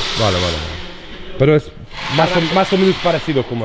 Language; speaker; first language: Spanish; non-native, learner; Hungarian